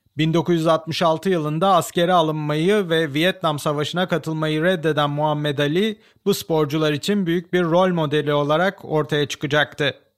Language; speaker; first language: Turkish; native; Turkish